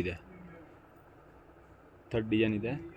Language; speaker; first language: Kannada; non-native, local second language; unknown